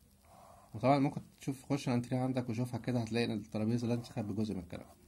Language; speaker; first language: Arabic; native; Arabic